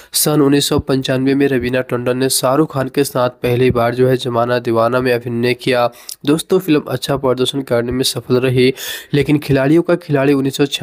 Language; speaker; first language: Hindi; native; Hindi